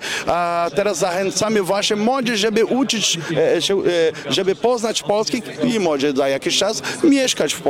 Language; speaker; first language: Polish; non-native, fluent; Portuguese